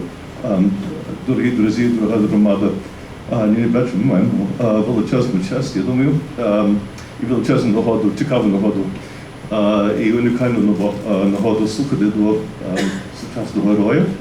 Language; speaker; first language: Ukrainian; early bilingual, heritage; English